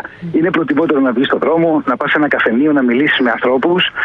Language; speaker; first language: Greek; native; Greek